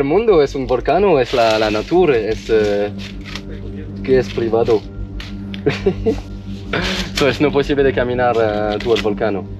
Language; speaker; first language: Spanish; non-native, learner; French